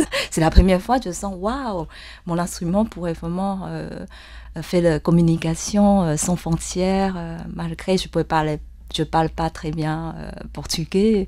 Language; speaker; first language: French; non-native, fluent; Chinese